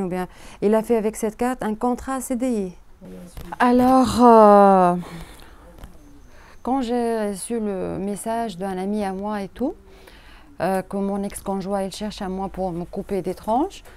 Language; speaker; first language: French; non-native, learner; Arabic